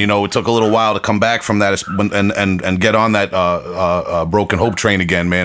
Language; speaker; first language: English; native; English